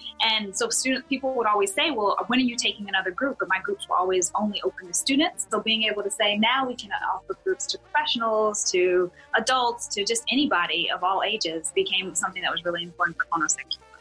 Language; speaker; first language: English; native; English